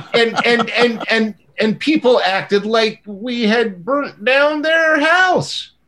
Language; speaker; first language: English; native; English